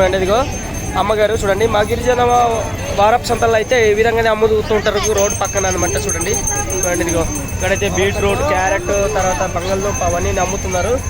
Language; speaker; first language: Telugu; non-native, local second language; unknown